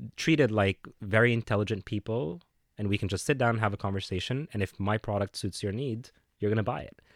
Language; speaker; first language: English; non-native, fluent; Arabic